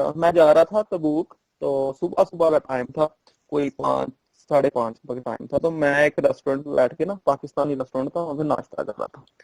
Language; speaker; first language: Urdu; non-native, local second language; Punjabi